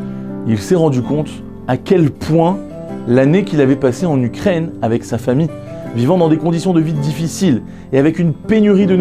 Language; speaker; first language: French; native; French